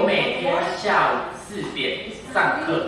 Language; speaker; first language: Chinese; non-native, learner; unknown